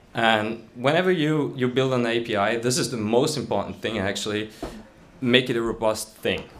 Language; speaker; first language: English; non-native, fluent; German